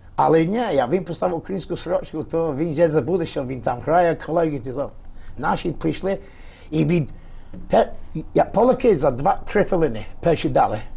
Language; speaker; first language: Polish; non-native, learner; Ukrainian